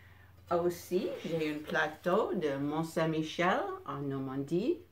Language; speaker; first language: French; non-native, fluent; English